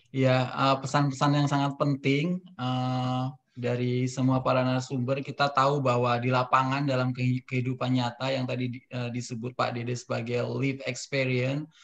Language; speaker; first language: Indonesian; native; Indonesian